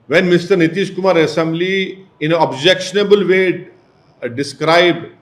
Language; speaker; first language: English; non-native, local second language; Hindi